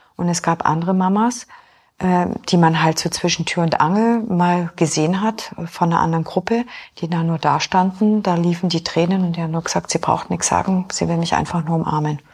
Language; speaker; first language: German; early bilingual, other home language; Polish